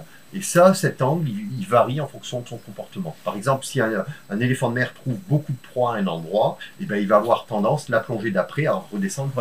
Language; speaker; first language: French; native; French